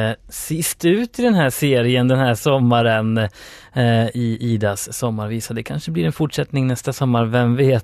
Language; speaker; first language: Swedish; native; Swedish